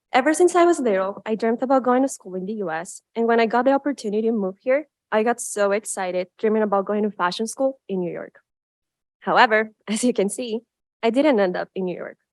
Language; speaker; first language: English; non-native, fluent; Spanish